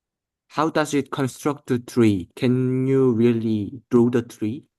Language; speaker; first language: English; non-native, learner; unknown